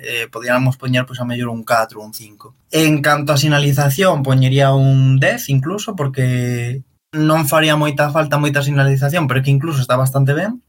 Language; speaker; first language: Galician; non-native, local second language; Spanish